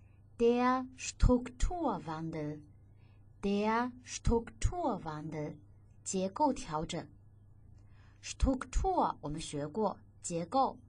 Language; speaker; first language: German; non-native, fluent; Chinese